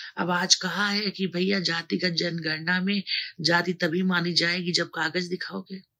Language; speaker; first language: Hindi; native; Hindi